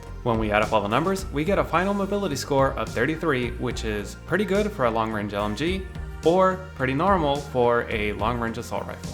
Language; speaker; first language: English; native; English